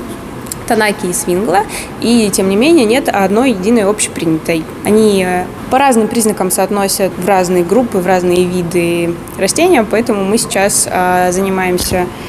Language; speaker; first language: Russian; native; Russian